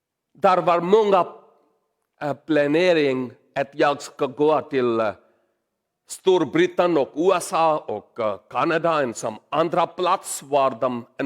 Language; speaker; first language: Swedish; non-native, learner; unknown